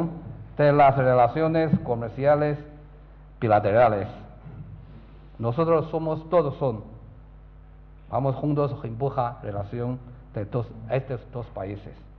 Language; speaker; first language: Spanish; non-native, learner; Chinese